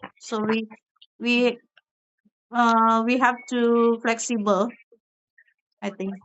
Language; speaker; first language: English; non-native, learner; Indonesian